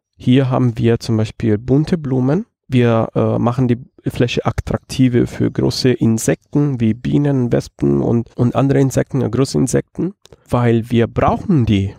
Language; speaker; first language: German; non-native, fluent; Italian